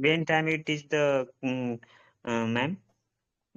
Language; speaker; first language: English; non-native, learner; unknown